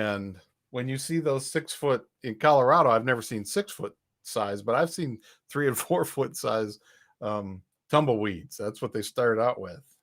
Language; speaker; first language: English; native; English